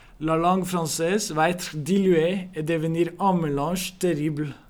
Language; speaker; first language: French; non-native, learner; Norwegian